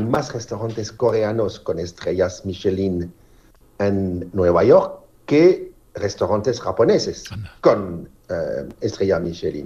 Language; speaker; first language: Spanish; non-native, learner; French